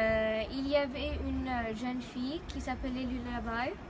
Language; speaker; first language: French; non-native, fluent; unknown